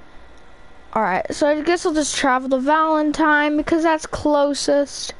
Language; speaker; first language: English; native; English